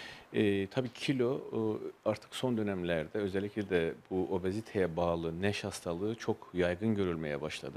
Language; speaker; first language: Turkish; native; Turkish